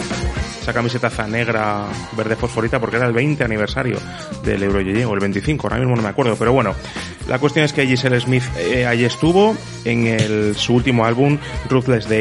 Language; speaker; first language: Spanish; native; Spanish